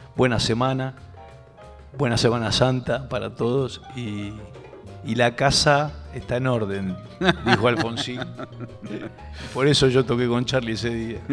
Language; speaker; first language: Spanish; native; Spanish